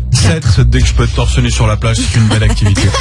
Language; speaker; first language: French; native; French